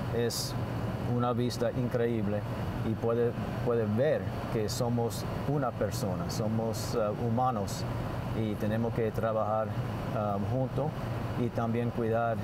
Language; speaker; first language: Spanish; early bilingual, heritage; Spanish